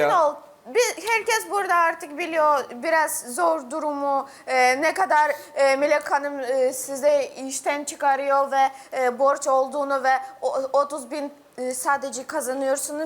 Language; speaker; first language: Turkish; non-native, learner; Russian